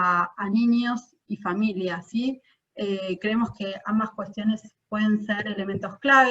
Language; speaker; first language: Spanish; native; Spanish